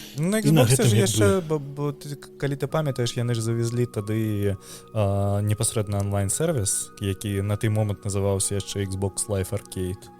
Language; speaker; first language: Belarusian; native; Belarusian